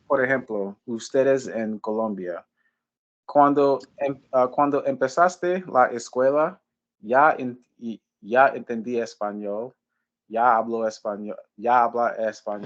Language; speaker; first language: Spanish; non-native, learner; English